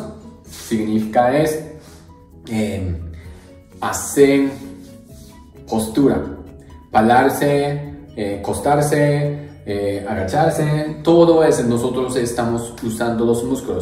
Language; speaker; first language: Spanish; non-native, learner; Japanese